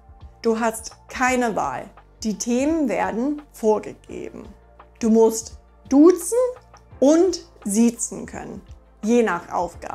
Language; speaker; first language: German; non-native, fluent; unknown